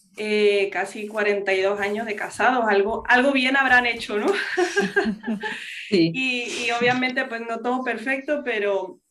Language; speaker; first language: Spanish; non-native, local second language; English